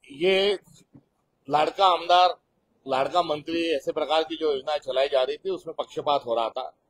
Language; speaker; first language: Hindi; non-native, local second language; Marathi